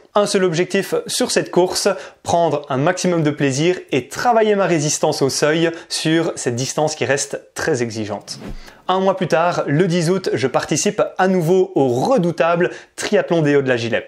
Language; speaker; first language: French; native; French